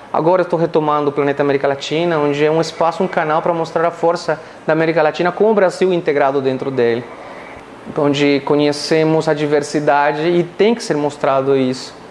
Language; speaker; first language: Portuguese; non-native, fluent; Spanish